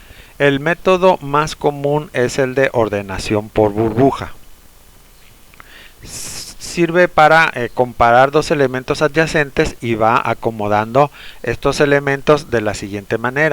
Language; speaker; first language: Spanish; native; Spanish